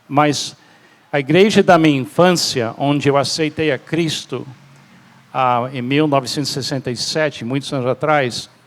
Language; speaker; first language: Portuguese; non-native, fluent; English